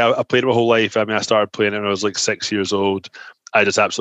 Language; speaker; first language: English; native; English